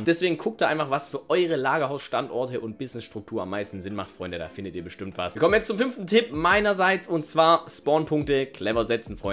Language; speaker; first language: German; native; German